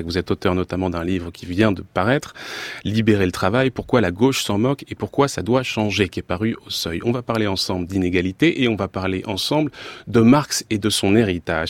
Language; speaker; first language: French; native; French